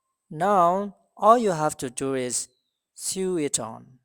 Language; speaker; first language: English; non-native, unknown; Burmese